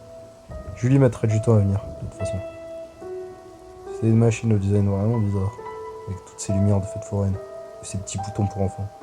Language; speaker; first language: French; native; French